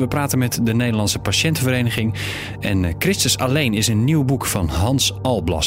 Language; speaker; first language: Dutch; native; Dutch